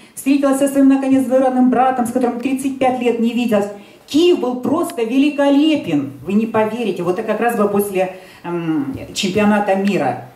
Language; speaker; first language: Russian; native; Russian